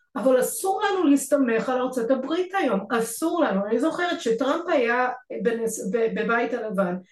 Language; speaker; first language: Hebrew; non-native, fluent; English